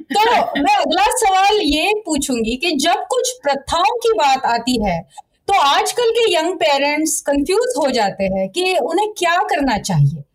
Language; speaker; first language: Hindi; non-native, local second language; Marathi